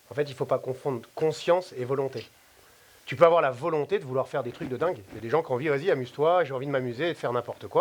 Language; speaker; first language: French; native; French